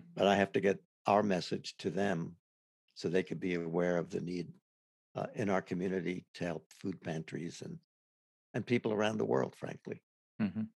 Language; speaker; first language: English; native; English